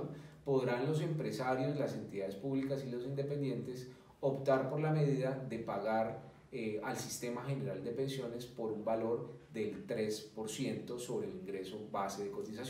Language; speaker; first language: Spanish; native; Spanish